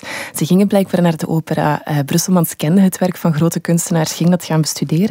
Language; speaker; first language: Dutch; native; Dutch